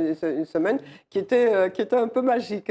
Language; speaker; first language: French; native; French